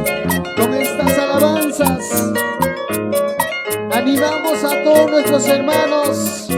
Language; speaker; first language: Spanish; native; Spanish